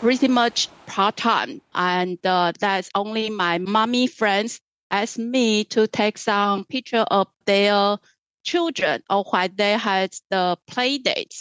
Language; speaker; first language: English; non-native, fluent; Chinese